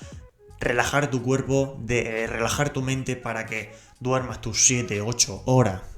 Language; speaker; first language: Spanish; native; Spanish